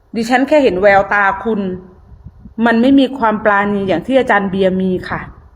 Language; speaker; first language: Thai; native; Thai